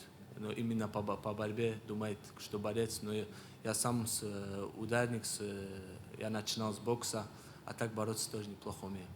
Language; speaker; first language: Russian; non-native, local second language; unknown